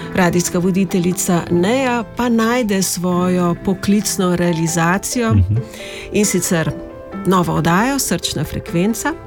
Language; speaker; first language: Slovenian; native; Slovenian